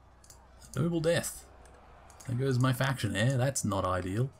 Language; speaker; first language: English; native; English